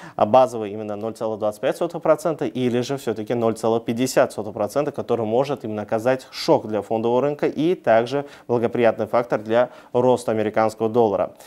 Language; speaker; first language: Russian; non-native, local second language; Uzbek